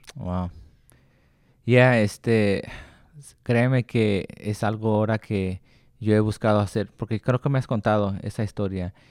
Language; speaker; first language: Spanish; early bilingual, heritage; Spanish